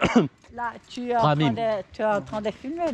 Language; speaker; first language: French; non-native, learner; Portuguese